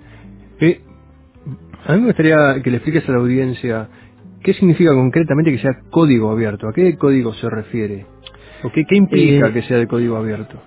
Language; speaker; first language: Spanish; native; Spanish